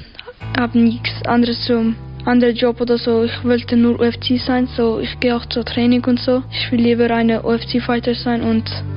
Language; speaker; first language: German; early bilingual, other home language; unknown